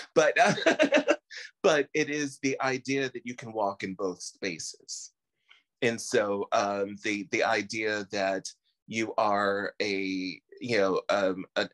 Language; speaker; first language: English; native; English